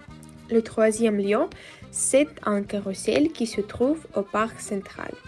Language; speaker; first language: French; non-native, learner; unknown